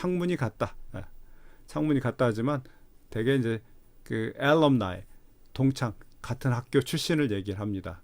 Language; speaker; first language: Korean; native; Korean